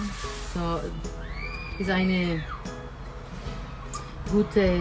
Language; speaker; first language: German; non-native, learner; Spanish